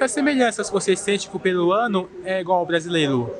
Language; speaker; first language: Portuguese; native; Portuguese